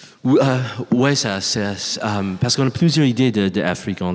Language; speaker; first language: French; non-native, learner; English